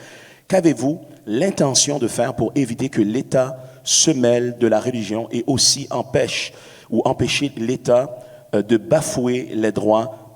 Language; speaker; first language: French; native; French